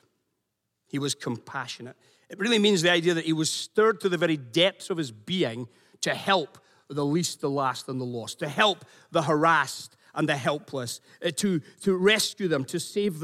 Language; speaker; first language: English; native; English